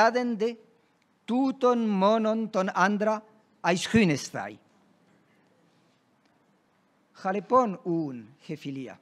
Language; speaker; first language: Greek; non-native, fluent; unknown